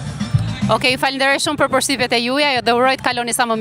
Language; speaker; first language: Albanian; native; Albanian